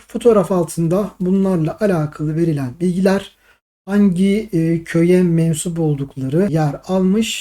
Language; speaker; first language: Turkish; native; Turkish